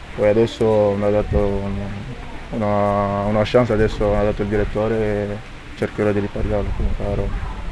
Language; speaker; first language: Italian; non-native, fluent; French